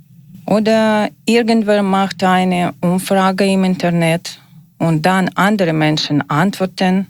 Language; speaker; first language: German; non-native, learner; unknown